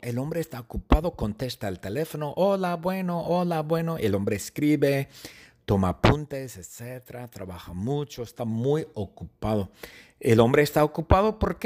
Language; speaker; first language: Spanish; non-native, fluent; English